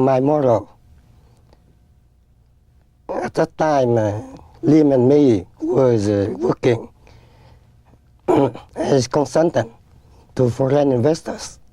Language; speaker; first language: English; non-native, fluent; Vietnamese